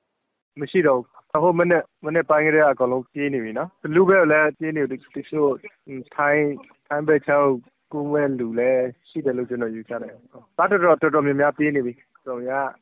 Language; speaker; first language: Burmese; non-native, local second language; S'gaw Karen